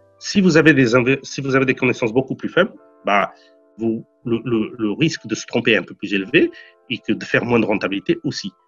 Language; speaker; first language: French; non-native, fluent; Portuguese